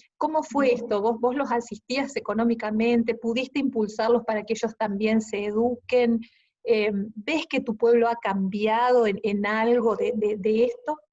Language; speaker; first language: Spanish; native; Spanish